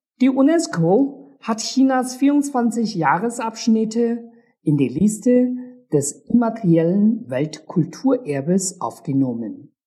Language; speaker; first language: German; non-native, learner; Chinese